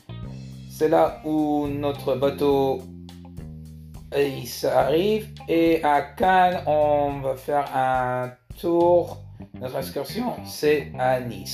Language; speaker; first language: French; early bilingual, heritage; French